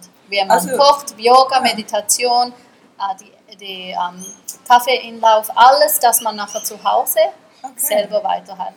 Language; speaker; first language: German; early bilingual, heritage; German